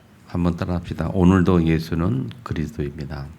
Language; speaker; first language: Korean; native; Korean